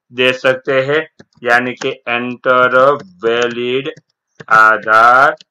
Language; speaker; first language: Hindi; non-native, local second language; Gujarati